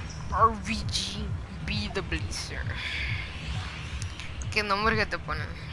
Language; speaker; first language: Spanish; early bilingual, heritage; Spanish